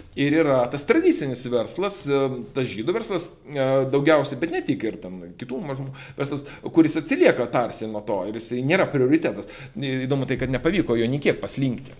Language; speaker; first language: Lithuanian; non-native, local second language; Russian